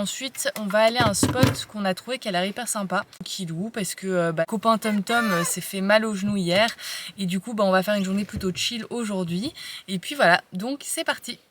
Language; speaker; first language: French; native; French